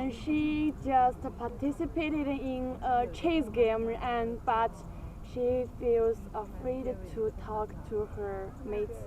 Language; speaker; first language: English; non-native, learner; Chinese